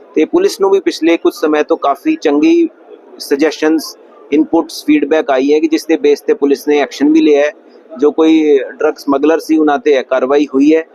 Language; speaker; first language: Hindi; non-native, local second language; Punjabi